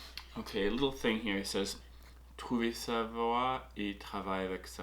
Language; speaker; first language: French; non-native, fluent; English